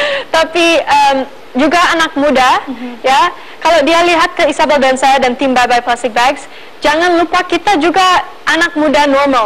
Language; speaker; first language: Indonesian; early bilingual, other home language; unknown